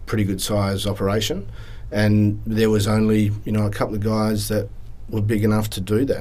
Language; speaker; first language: English; native; English